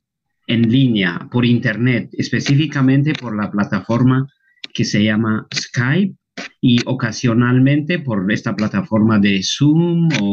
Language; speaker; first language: Spanish; non-native, local second language; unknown